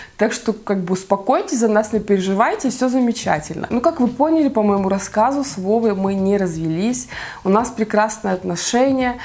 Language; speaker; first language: Russian; native; Russian